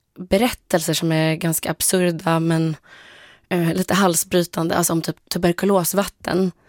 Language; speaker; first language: Swedish; early bilingual, other home language; Polish